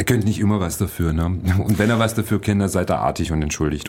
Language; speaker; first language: German; native; German